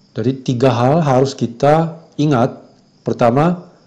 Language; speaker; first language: Indonesian; non-native, fluent; Korean